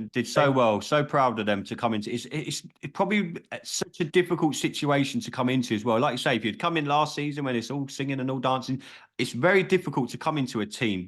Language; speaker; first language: English; native; English